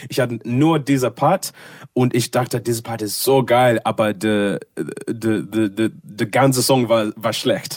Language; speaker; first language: German; non-native, learner; English